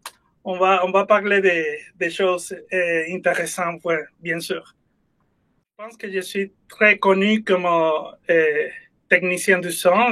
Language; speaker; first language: French; non-native, fluent; Spanish